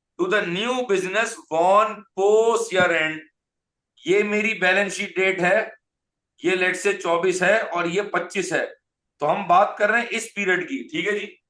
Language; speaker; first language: Urdu; native; Urdu